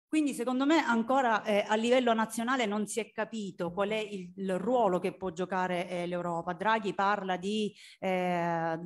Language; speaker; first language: Italian; native; Italian